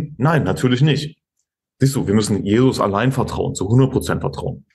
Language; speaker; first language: German; native; German